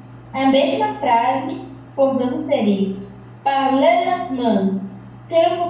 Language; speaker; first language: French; non-native, learner; Portuguese